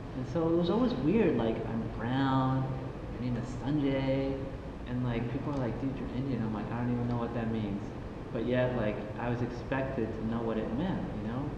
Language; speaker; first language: English; native; English